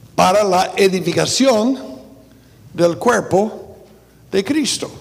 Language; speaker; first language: Spanish; non-native, fluent; English